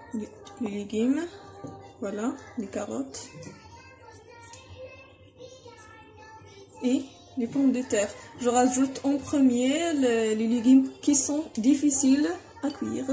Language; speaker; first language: French; non-native, local second language; Arabic